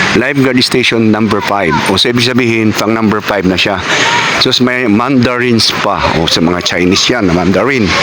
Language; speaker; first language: Filipino; non-native, local second language; Cebuano